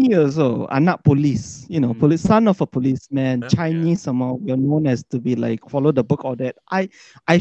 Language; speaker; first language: English; native; English